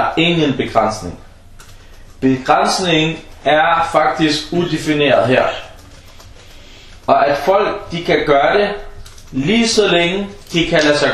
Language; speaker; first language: Danish; non-native, fluent; Arabic